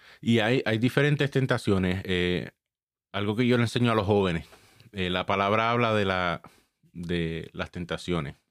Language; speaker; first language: Spanish; early bilingual, heritage; Spanish